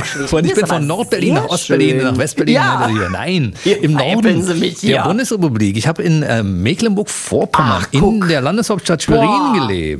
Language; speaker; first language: German; native; German